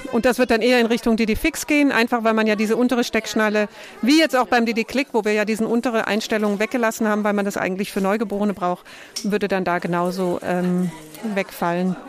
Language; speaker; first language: German; native; German